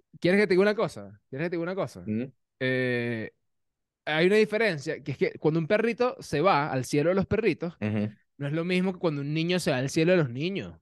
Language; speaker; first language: Spanish; native; Spanish